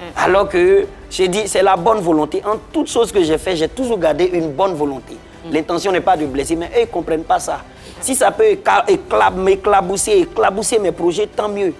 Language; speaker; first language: French; non-native, local second language; Baoulé